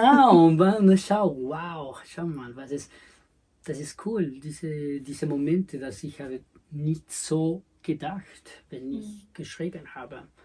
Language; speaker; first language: German; non-native, learner; Spanish